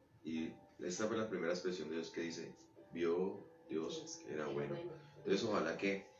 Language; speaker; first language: Spanish; native; Spanish